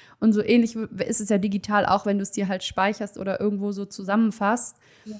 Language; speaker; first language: German; native; German